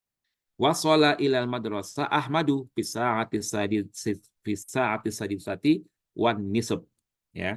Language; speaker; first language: Arabic; non-native, fluent; Indonesian